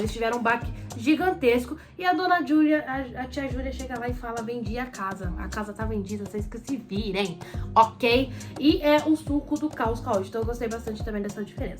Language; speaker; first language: Portuguese; native; Portuguese